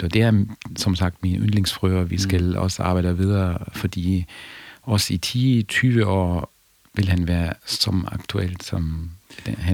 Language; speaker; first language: Danish; non-native, fluent; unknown